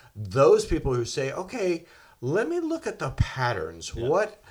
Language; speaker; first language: English; native; English